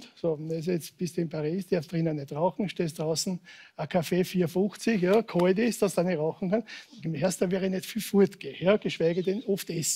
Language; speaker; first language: German; native; German